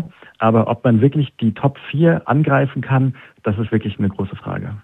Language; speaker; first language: German; native; German